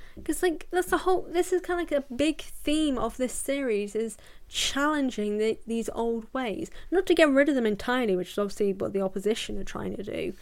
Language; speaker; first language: English; native; English